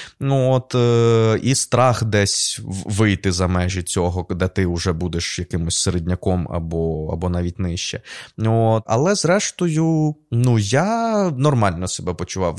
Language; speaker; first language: Ukrainian; non-native, local second language; Russian